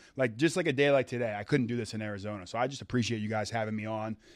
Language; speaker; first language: English; native; English